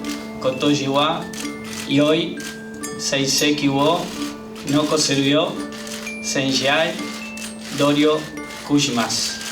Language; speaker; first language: Japanese; non-native, learner; Spanish